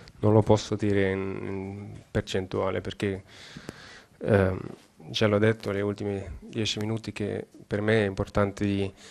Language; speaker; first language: Italian; non-native, learner; German